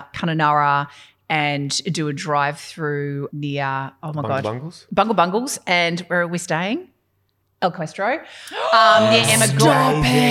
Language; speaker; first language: English; native; English